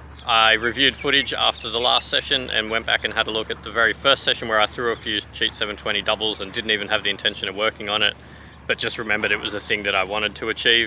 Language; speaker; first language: English; native; English